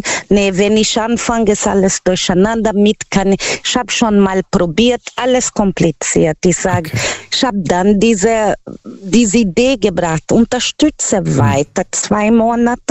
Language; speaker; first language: German; non-native, learner; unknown